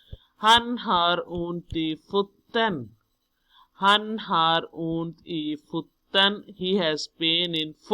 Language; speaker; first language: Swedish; non-native, learner; Urdu